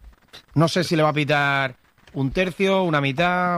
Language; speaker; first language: Spanish; native; Spanish